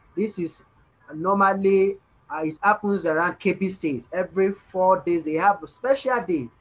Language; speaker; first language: English; non-native, local second language; Yoruba